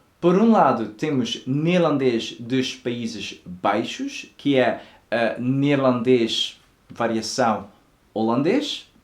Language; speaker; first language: Portuguese; non-native, fluent; Dutch